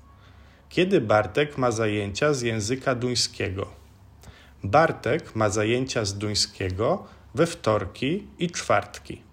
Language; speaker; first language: Polish; non-native, fluent; Czech